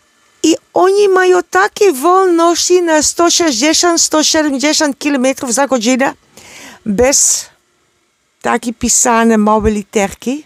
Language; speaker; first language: Polish; non-native, learner; Dutch